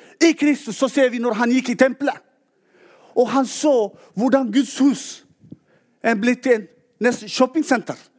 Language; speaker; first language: Norwegian; non-native, fluent; Tigrinya